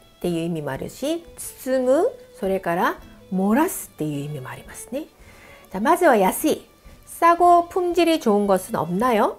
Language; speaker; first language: Japanese; non-native, fluent; Korean